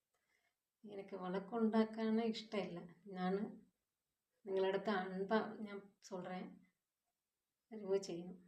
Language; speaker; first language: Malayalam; non-native, local second language; Tamil